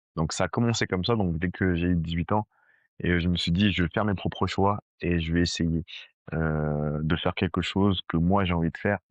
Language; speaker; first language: French; early bilingual, other home language; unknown